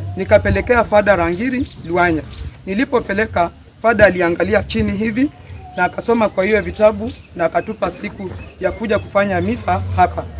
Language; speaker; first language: Swahili; non-native, local second language; Luyia